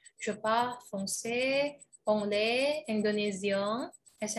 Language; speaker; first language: French; non-native, fluent; Indonesian